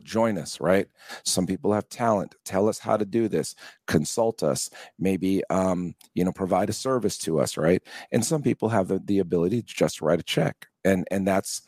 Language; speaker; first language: English; native; English